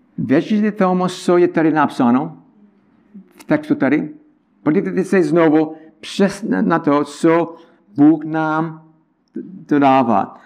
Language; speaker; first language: Czech; non-native, learner; English